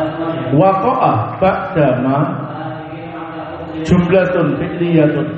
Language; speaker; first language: Arabic; non-native, fluent; Indonesian